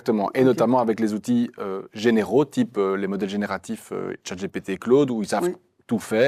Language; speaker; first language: French; native; French